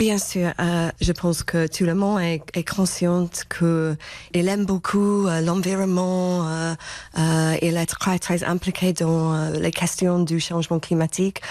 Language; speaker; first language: French; non-native, fluent; English